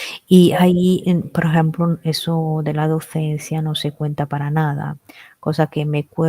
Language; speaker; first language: Spanish; non-native, fluent; Italian